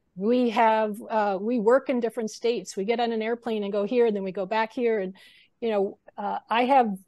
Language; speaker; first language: English; native; English